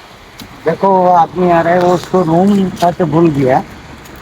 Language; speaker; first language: Hindi; non-native, local second language; Bangla